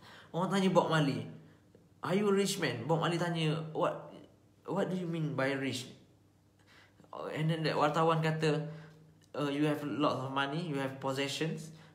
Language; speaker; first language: English; non-native, local second language; Malay